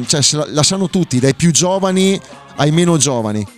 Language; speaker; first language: Italian; native; Italian